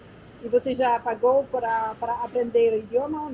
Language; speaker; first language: Portuguese; non-native, fluent; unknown